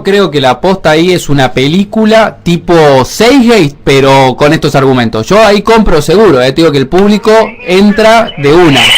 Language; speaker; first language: Spanish; native; Spanish